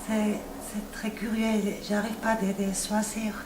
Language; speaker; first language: French; non-native, fluent; Spanish